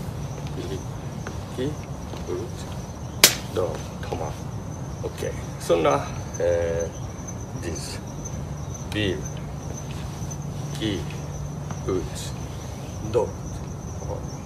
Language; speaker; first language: Turkish; non-native, learner; Japanese